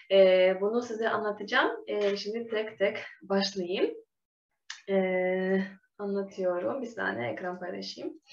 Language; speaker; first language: Turkish; non-native, fluent; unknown